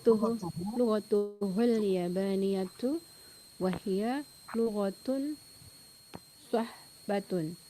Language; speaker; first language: Arabic; non-native, learner; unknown